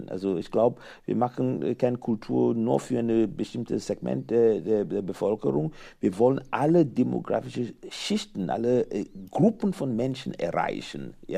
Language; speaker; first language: German; non-native, fluent; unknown